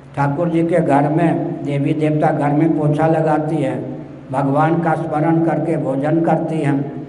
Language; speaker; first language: Hindi; non-native, local second language; Maithili